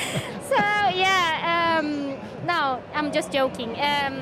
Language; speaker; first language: English; non-native, fluent; Spanish